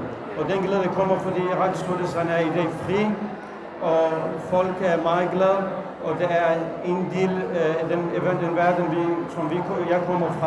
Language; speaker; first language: Danish; non-native, fluent; Kurdish